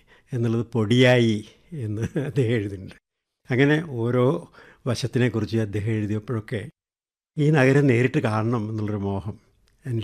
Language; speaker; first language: Malayalam; native; Malayalam